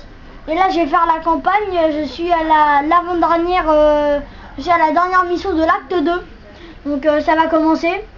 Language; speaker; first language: French; native; French